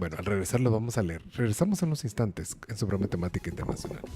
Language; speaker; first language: Spanish; native; Spanish